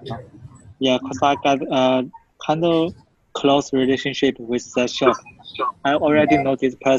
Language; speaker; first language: English; non-native, fluent; Chinese